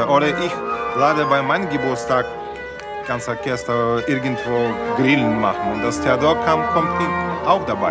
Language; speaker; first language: German; non-native, fluent; Russian